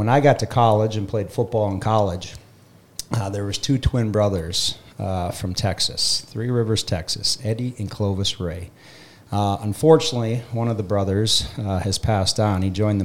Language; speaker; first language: English; native; English